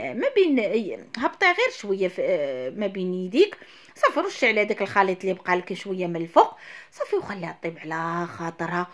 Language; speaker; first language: Arabic; native; Arabic